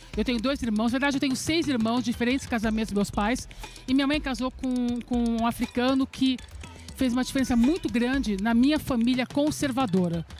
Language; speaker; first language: Portuguese; early bilingual, other home language; Serbian